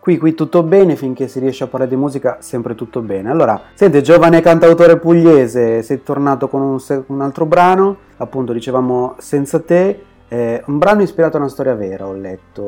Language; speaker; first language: Italian; native; Italian